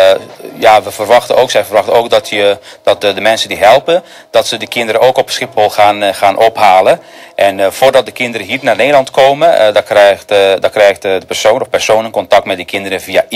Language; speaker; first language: Dutch; non-native, fluent; Spanish